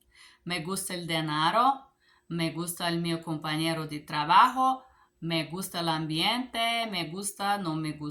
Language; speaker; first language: Spanish; non-native, learner; Bulgarian